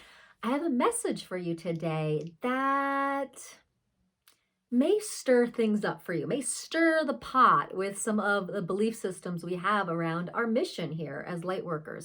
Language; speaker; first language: English; native; English